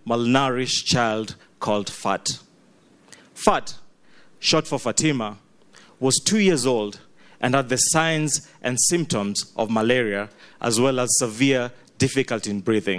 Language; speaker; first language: English; non-native, local second language; Ganda